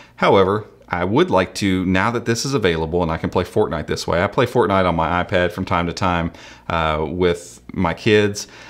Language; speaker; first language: English; native; English